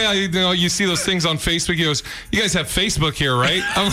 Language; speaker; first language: English; native; English